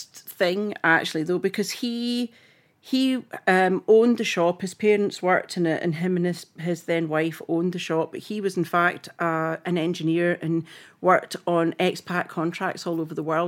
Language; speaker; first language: English; native; English